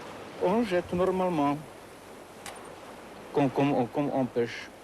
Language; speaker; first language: French; non-native, fluent; Finnish